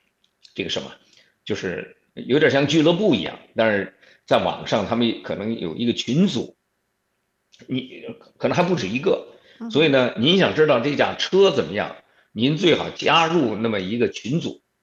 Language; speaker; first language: Chinese; native; Chinese